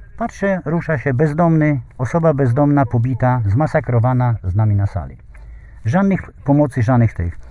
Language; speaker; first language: Polish; native; Polish